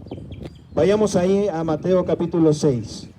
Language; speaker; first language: Spanish; native; Spanish